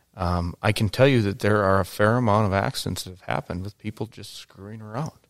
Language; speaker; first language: English; native; English